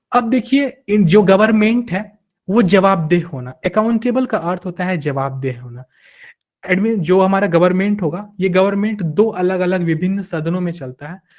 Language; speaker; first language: Hindi; native; Hindi